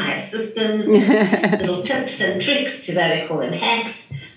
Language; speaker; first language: English; native; English